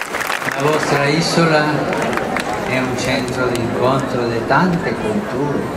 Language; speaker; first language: Italian; non-native, fluent; Spanish